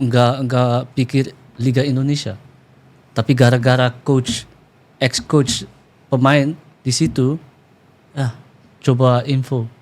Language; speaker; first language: Indonesian; early bilingual, heritage; Dutch